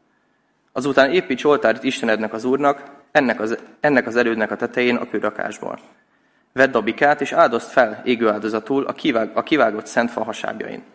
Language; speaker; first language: Hungarian; native; Hungarian